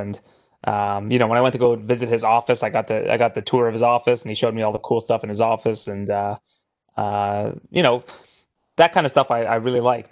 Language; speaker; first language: English; native; English